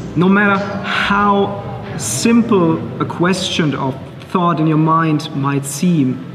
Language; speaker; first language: English; non-native, fluent; German